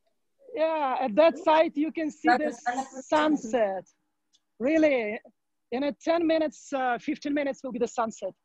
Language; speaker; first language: English; non-native, learner; Ukrainian